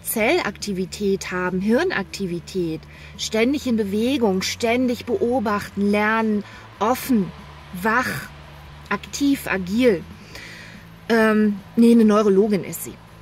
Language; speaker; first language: German; native; German